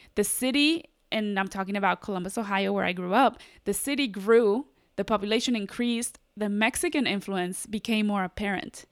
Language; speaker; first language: English; early bilingual, other home language; Spanish